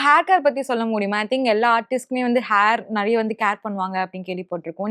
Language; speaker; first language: Tamil; native; Tamil